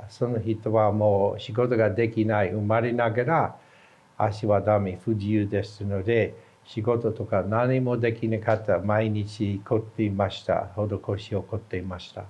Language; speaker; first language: Japanese; non-native, fluent; English